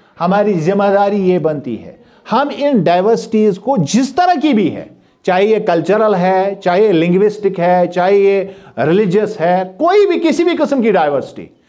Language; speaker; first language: Urdu; non-native, local second language; Kashmiri